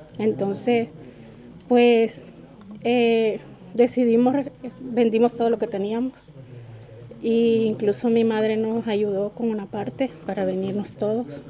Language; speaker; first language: Spanish; native; Spanish